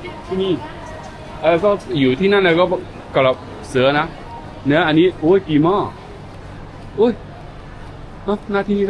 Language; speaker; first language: Thai; non-native, learner; Chinese